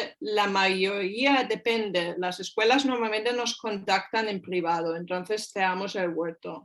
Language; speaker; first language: Spanish; non-native, fluent; German